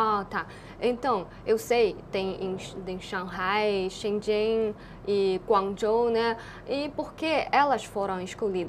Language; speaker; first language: Portuguese; non-native, fluent; Chinese